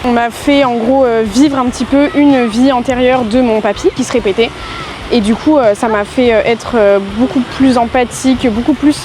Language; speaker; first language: French; native; French